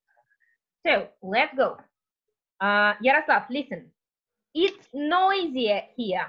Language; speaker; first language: English; non-native, fluent; Russian